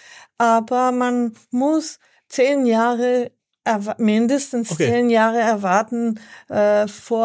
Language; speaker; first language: German; non-native, learner; French